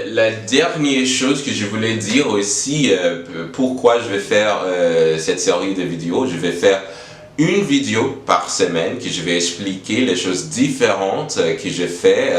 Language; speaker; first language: French; non-native, learner; English